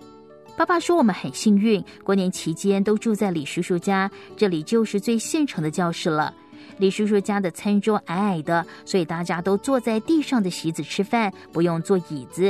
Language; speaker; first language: Chinese; native; Chinese